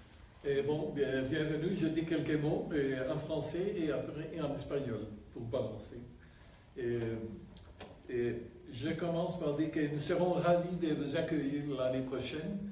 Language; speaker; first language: French; non-native, fluent; Spanish